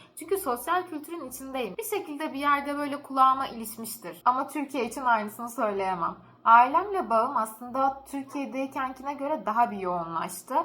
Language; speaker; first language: Turkish; native; Turkish